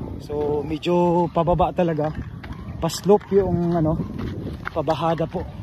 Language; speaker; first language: Filipino; non-native, local second language; Cebuano